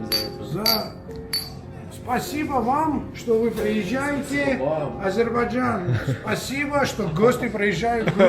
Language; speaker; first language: Russian; non-native, fluent; Georgian